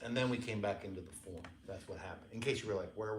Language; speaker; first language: English; native; English